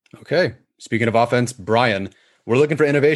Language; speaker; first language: English; native; English